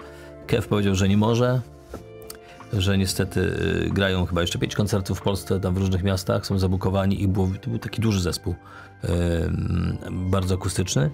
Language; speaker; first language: Polish; native; Polish